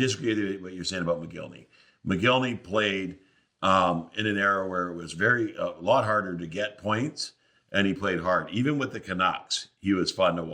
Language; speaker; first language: English; native; English